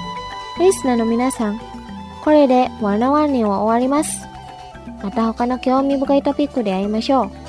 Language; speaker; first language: Japanese; non-native, fluent; Indonesian